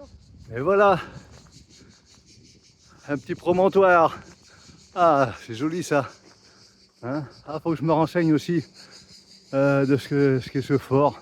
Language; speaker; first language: French; native; French